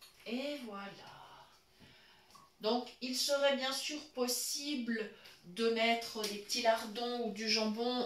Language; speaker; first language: French; native; French